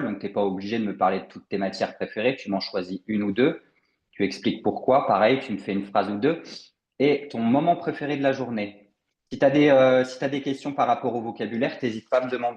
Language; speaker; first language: French; native; French